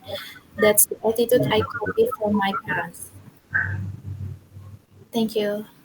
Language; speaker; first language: English; non-native, learner; Indonesian